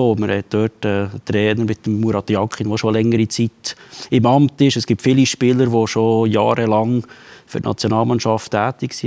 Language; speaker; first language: German; native; German